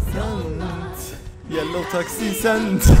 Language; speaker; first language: English; non-native, learner; Turkish